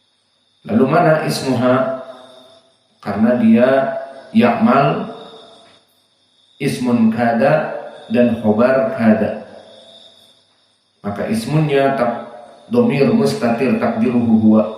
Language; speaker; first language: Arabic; non-native, fluent; Indonesian